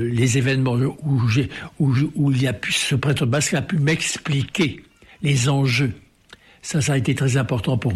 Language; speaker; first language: French; native; French